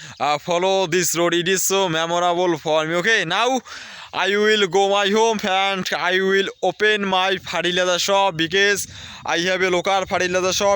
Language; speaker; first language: English; non-native, learner; Bangla